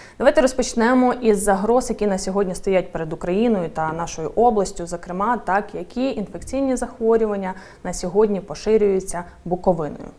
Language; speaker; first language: Ukrainian; native; Ukrainian